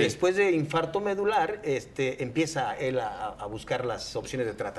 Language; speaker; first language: Spanish; native; Spanish